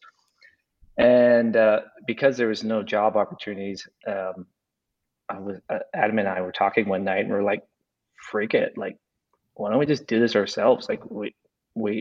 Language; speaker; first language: English; native; English